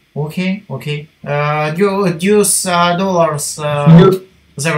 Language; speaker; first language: English; non-native, learner; Russian